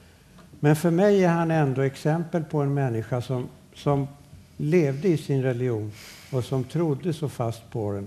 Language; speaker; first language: Swedish; native; Swedish